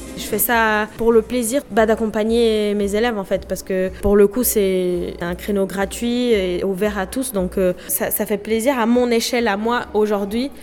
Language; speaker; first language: French; non-native, fluent; Portuguese